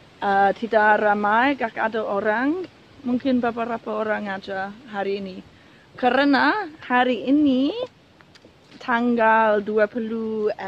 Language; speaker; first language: Indonesian; non-native, learner; English